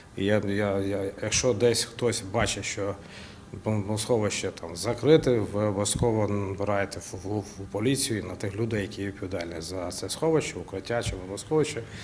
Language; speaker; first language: Ukrainian; non-native, local second language; Russian